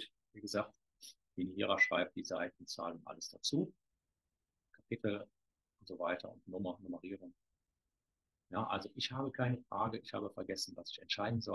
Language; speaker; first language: German; native; German